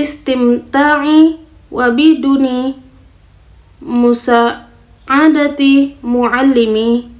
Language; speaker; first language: Arabic; non-native, learner; Indonesian